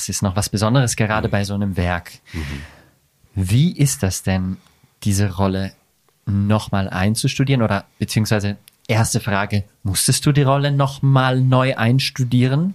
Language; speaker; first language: German; native; German